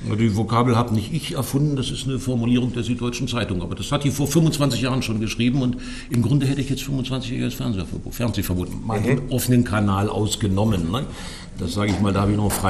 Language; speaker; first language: German; native; German